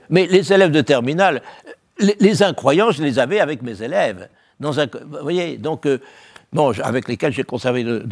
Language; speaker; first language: French; native; French